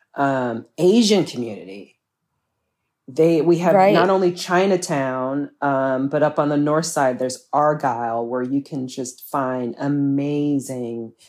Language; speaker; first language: English; native; English